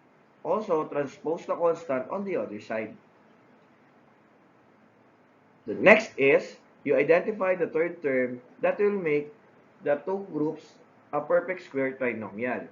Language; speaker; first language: English; non-native, local second language; Filipino